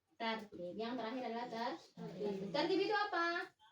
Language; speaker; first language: Indonesian; native; Indonesian